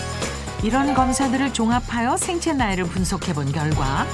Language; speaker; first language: Korean; native; Korean